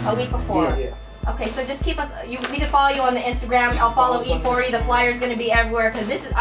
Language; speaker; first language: English; native; English